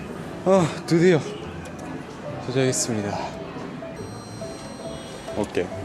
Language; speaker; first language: Korean; non-native, fluent; Japanese